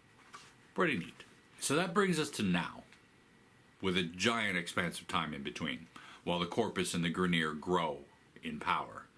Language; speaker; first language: English; native; English